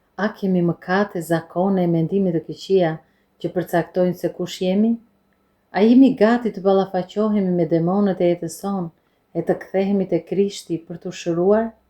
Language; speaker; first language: Albanian; non-native, fluent; English